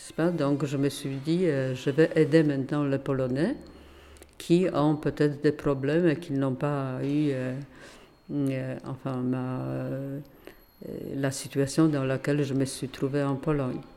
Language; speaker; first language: French; non-native, fluent; Polish